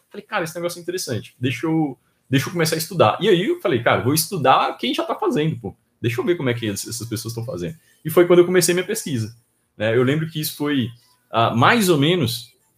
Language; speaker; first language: Portuguese; native; Portuguese